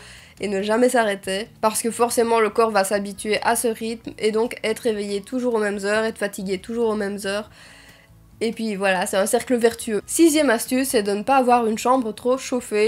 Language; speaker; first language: French; native; French